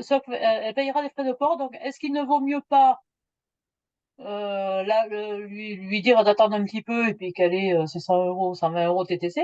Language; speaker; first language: French; native; French